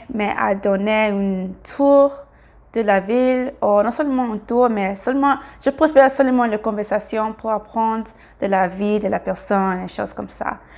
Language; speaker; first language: French; non-native, learner; English